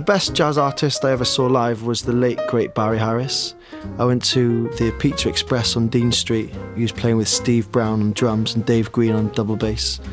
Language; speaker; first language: English; native; English